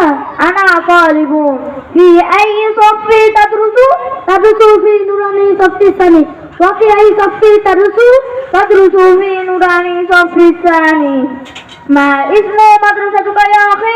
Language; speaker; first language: Arabic; non-native, learner; Bangla